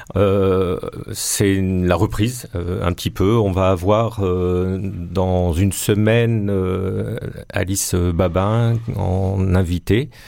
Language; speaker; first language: French; native; French